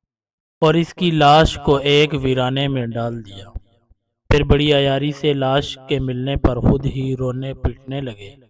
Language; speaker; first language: Urdu; native; Urdu